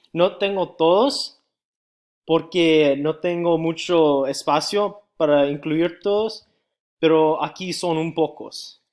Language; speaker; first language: Spanish; non-native, learner; English